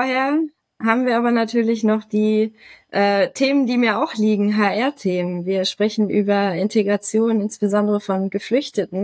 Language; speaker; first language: German; native; German